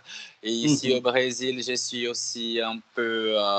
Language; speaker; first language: French; non-native, learner; Portuguese